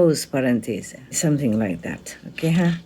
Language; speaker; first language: English; non-native, fluent; Vietnamese